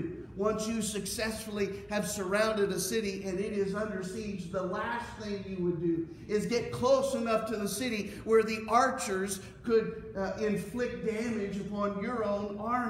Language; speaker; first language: English; native; English